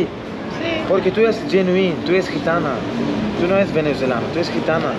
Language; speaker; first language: Spanish; non-native, learner; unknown